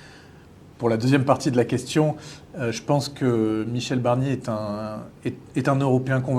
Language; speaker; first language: French; native; French